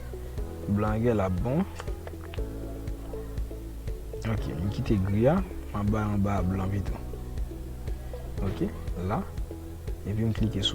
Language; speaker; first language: French; non-native, local second language; Haitian Creole